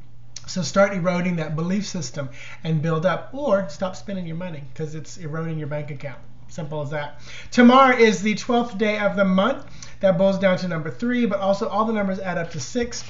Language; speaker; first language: English; native; English